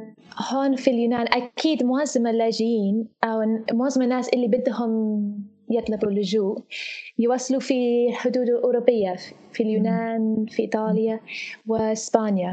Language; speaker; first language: Arabic; non-native, fluent; English